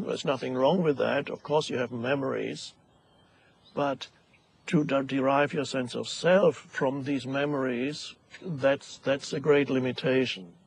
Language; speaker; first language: English; non-native, fluent; German